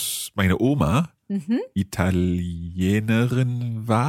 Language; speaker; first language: German; non-native, fluent; English